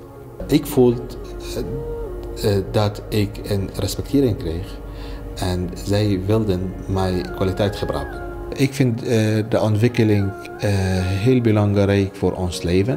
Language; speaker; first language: Dutch; non-native, learner; Arabic